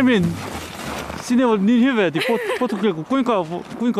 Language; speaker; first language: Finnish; non-native, learner; Korean